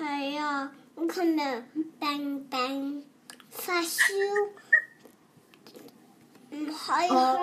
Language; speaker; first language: Chinese; early bilingual, heritage; Cantonese